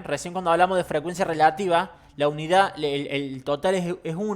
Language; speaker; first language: Spanish; native; Spanish